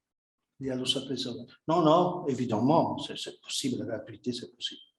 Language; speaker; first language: French; non-native, fluent; Italian